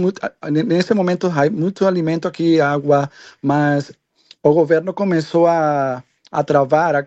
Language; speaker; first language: Portuguese; non-native, learner; Spanish